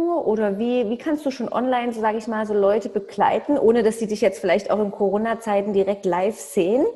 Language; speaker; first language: German; native; German